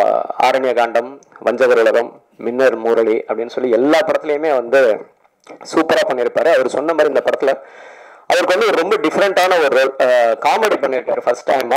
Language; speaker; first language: Tamil; native; Tamil